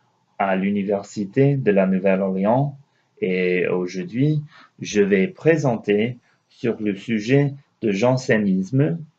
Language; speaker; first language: French; non-native, learner; English